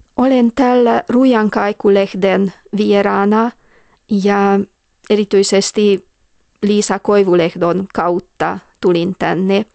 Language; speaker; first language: Finnish; non-native, fluent; Hungarian